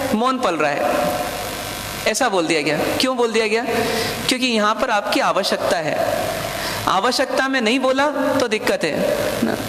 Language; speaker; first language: Hindi; non-native, local second language; Marwari